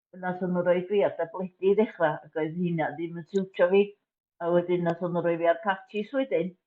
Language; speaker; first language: Welsh; native; Welsh